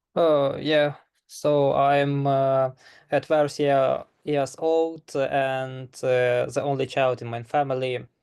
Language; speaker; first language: English; non-native, learner; Ukrainian